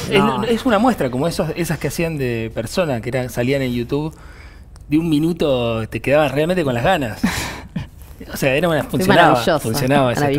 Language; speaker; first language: Spanish; native; Spanish